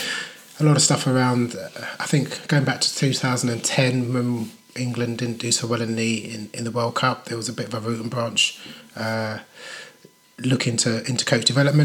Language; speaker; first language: English; native; English